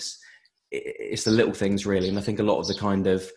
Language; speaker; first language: English; native; English